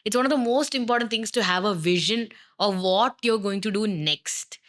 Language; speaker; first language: English; non-native, local second language; Malayalam